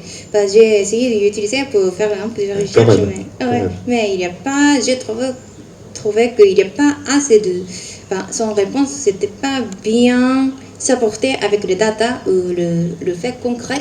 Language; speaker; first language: French; non-native, fluent; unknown